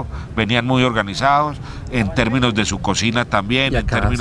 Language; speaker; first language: Spanish; native; Spanish